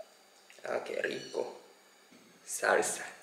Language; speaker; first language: Spanish; non-native, learner; Japanese